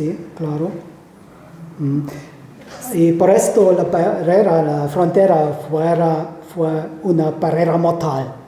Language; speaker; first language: Spanish; non-native, fluent; German